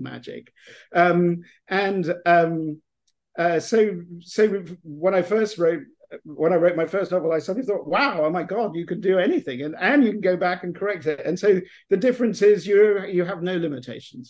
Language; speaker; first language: English; native; English